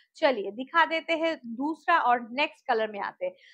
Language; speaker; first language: Hindi; non-native, local second language; Bangla